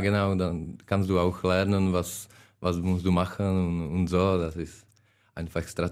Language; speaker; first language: German; non-native, learner; Czech